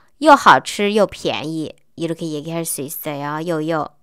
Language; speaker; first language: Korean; non-native, fluent; Chinese